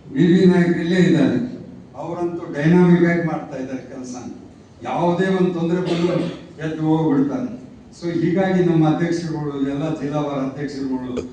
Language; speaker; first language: Kannada; non-native, local second language; Lambadi